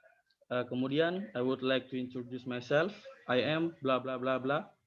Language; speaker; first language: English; non-native, learner; Indonesian